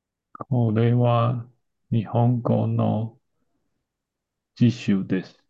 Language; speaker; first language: Japanese; non-native, learner; Chinese